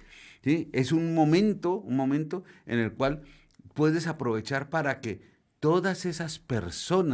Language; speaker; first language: Spanish; native; Spanish